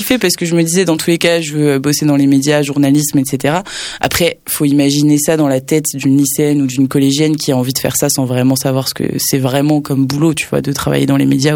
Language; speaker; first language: French; native; French